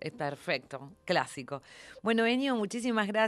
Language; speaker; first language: Spanish; native; Spanish